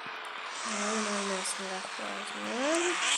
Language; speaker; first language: Russian; non-native, local second language; Kazakh